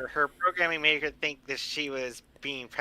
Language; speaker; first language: English; native; English